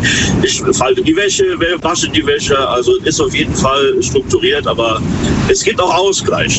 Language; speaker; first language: German; native; German